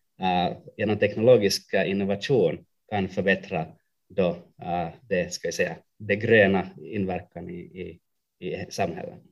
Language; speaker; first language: Swedish; non-native, local second language; Finnish